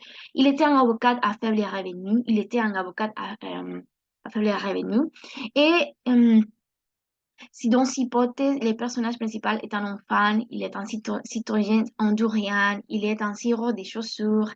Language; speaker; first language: French; non-native, learner; Spanish